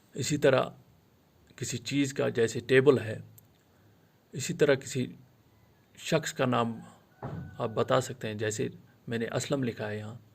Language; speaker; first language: Urdu; non-native, local second language; Kashmiri